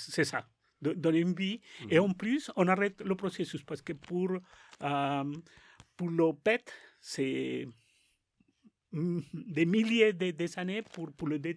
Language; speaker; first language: French; non-native, learner; Spanish